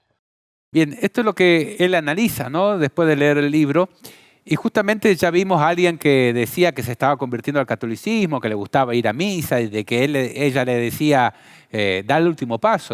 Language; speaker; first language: Spanish; native; Spanish